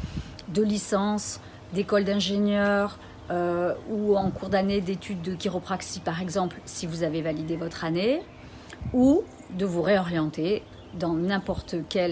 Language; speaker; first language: French; native; French